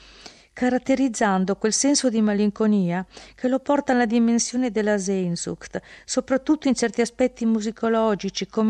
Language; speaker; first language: Italian; native; Italian